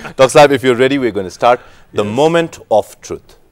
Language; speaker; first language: English; non-native, local second language; Nepali